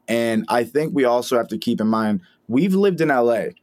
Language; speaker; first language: English; native; English